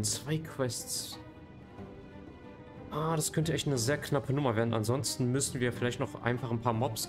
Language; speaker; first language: German; native; German